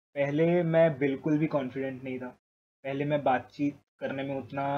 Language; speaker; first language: Hindi; native; Hindi